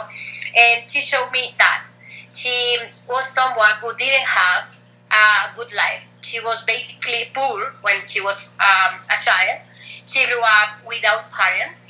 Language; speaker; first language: English; non-native, fluent; Spanish